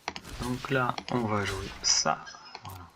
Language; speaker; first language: French; native; French